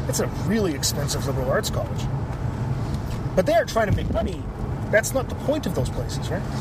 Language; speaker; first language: English; native; English